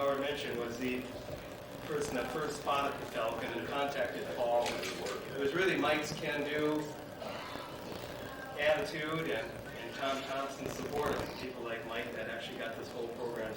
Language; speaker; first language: English; native; English